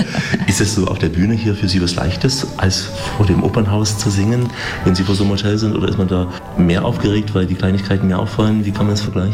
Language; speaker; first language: German; native; German